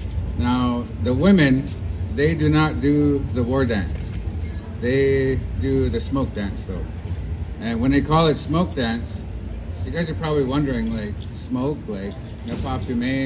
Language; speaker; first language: English; native; English